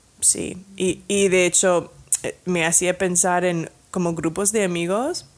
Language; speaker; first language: Spanish; non-native, fluent; English